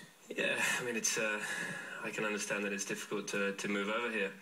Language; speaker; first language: English; native; English